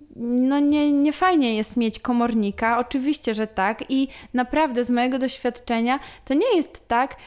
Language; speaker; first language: Polish; native; Polish